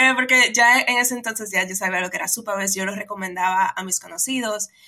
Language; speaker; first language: Spanish; native; Spanish